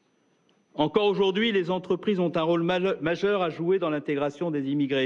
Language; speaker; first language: French; native; French